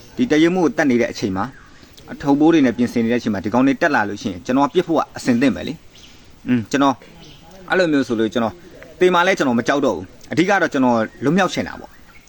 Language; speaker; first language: Burmese; native; Burmese